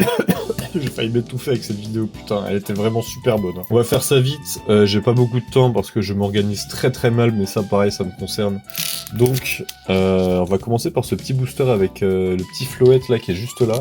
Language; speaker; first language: French; native; French